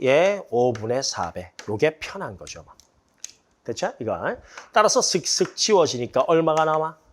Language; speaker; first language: Korean; native; Korean